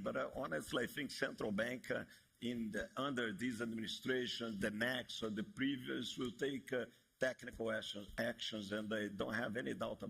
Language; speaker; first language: English; non-native, fluent; Portuguese